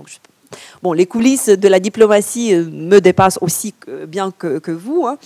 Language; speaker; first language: French; non-native, fluent; Ukrainian